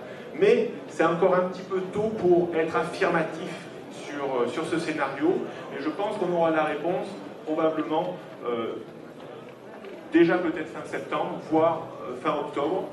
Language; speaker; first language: French; native; French